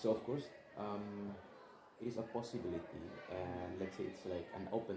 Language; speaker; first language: English; non-native, learner; Indonesian